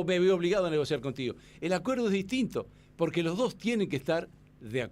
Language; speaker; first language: Spanish; native; Spanish